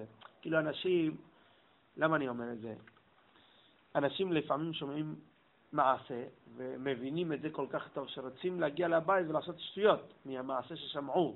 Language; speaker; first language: Hebrew; non-native, fluent; English